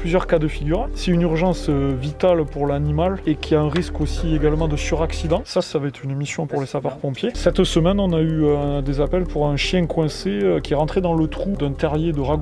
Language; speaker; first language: French; native; French